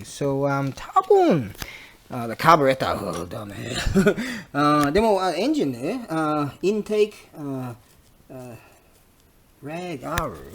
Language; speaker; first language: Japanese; non-native, learner; English